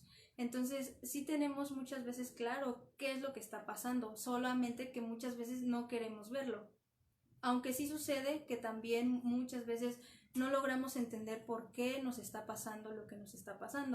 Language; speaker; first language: Spanish; native; Spanish